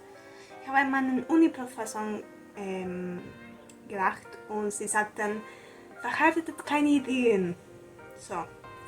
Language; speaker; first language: German; non-native, learner; Spanish